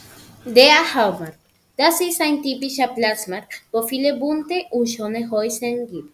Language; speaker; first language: German; non-native, learner; Spanish